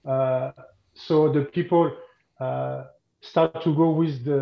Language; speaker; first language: English; non-native, fluent; French